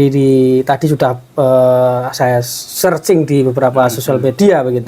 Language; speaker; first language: Indonesian; non-native, local second language; Javanese